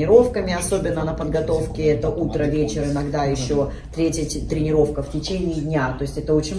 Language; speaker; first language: Russian; native; Russian